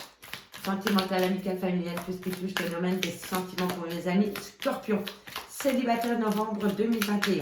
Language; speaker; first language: French; native; French